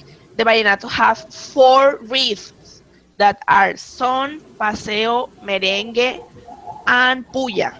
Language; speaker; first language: English; non-native, learner; Spanish